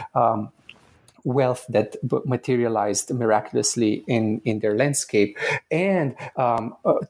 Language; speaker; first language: English; non-native, fluent; Romanian